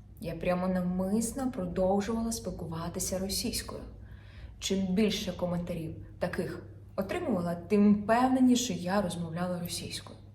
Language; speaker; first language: Ukrainian; non-native, local second language; Russian